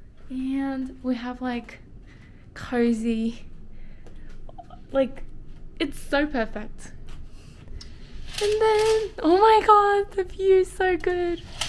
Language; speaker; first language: English; non-native, fluent; Korean